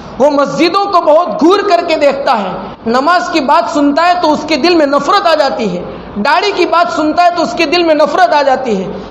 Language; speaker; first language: Urdu; non-native, local second language; Gujarati